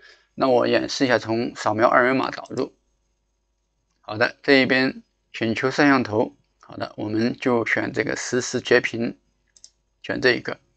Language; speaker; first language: Chinese; native; Chinese